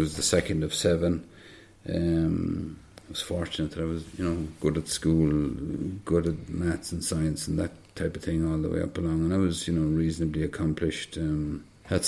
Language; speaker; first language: English; native; English